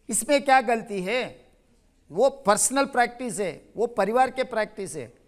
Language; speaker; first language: Hindi; non-native, local second language; Telugu